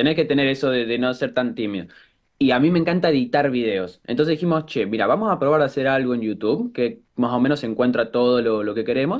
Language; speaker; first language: Spanish; native; Spanish